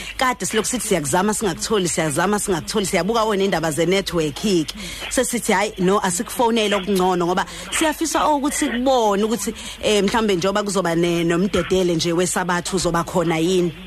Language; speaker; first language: Zulu; native; Zulu